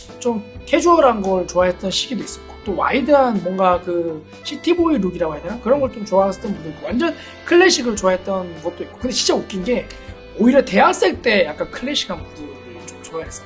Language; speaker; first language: Korean; native; Korean